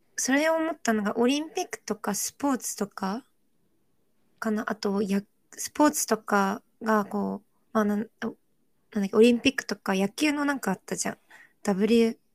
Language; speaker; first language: Japanese; early bilingual, other home language; Korean